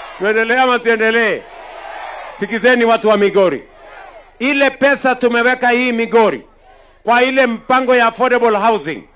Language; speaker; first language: Swahili; non-native, local second language; Kalenjin